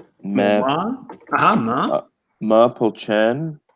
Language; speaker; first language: Albanian; non-native, learner; English